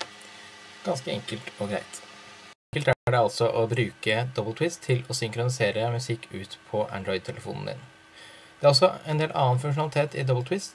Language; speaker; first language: Norwegian; native; Norwegian